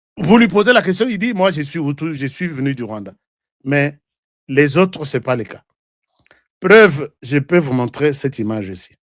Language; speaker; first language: French; non-native, local second language; Lingala